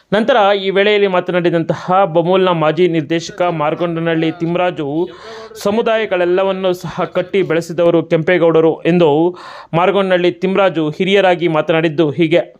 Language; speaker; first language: Kannada; native; Kannada